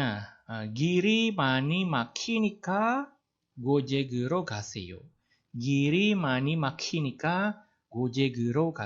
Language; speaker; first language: Korean; non-native, fluent; Indonesian